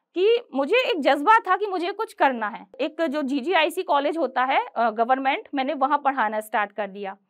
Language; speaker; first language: Hindi; native; Hindi